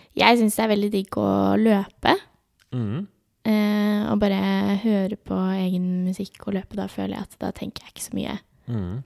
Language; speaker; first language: Norwegian; early bilingual, other home language; Urdu